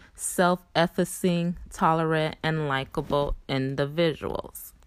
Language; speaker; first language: English; native; English